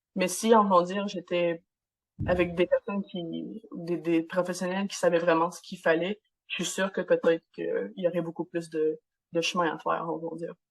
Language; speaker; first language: French; non-native, local second language; English